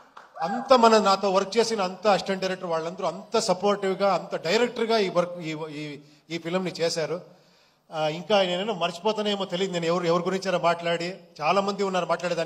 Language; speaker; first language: Telugu; non-native, local second language; Kannada